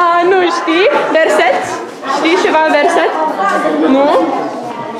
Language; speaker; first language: Romanian; early bilingual, heritage; Romanian